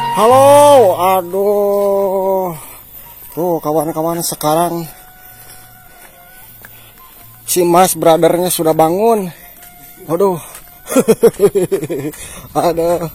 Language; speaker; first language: Indonesian; non-native, local second language; Sundanese